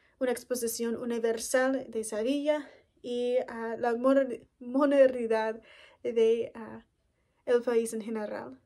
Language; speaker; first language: Spanish; non-native, learner; English